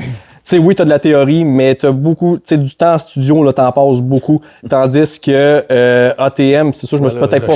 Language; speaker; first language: French; native; French